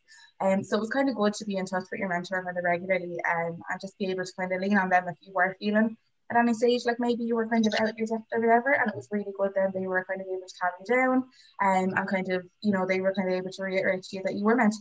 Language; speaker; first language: English; native; English